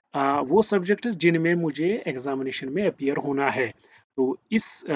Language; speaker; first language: Hindi; native; Hindi